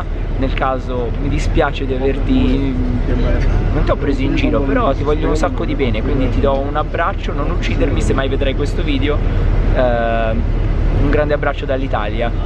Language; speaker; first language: Italian; native; Italian